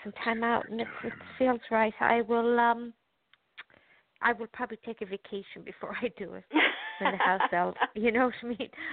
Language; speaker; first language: English; native; English